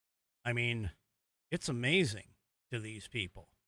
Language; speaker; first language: English; native; English